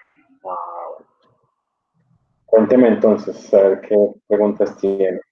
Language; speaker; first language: Spanish; native; Spanish